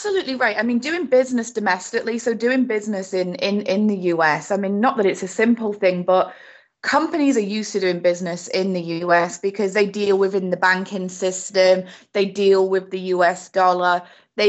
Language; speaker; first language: English; native; English